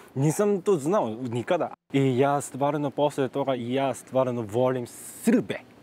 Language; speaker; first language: Serbian; non-native, fluent; Korean